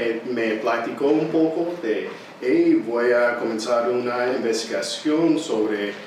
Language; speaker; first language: Spanish; early bilingual, heritage; English